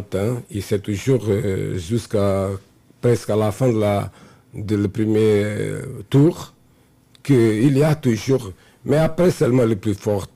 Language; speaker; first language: French; non-native, fluent; Portuguese